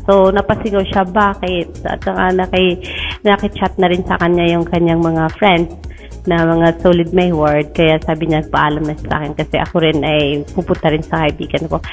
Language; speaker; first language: Filipino; native; Filipino